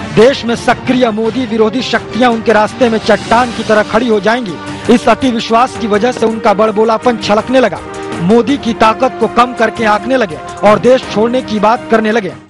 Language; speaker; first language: Hindi; native; Hindi